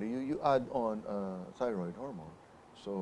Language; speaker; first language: English; non-native, local second language; Filipino